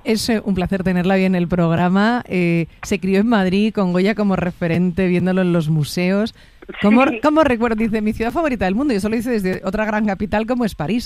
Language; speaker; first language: Spanish; native; Spanish